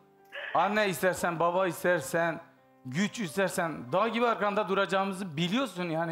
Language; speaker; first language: Turkish; native; Turkish